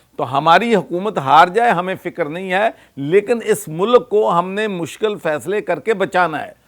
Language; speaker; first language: Urdu; non-native, local second language; Punjabi